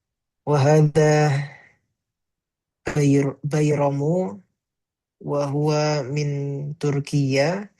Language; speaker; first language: Arabic; non-native, learner; Indonesian